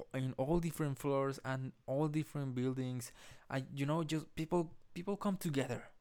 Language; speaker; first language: English; non-native, fluent; Spanish